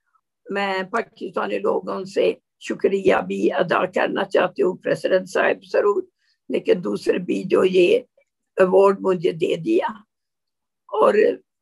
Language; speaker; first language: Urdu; non-native, learner; Swedish